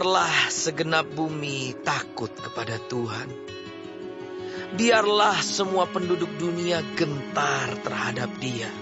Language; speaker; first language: Indonesian; native; Indonesian